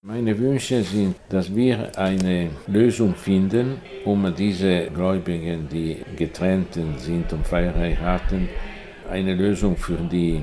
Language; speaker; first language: German; non-native, fluent; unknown